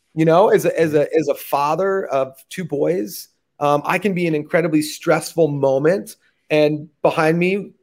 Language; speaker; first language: English; native; English